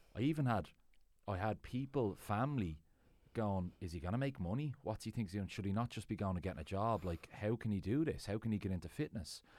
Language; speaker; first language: English; native; English